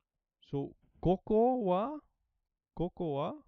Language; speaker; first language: Japanese; non-native, learner; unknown